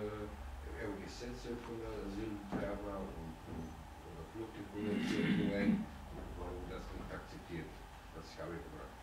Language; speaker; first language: German; non-native, learner; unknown